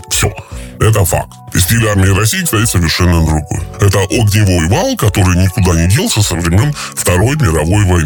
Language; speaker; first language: Russian; native; Russian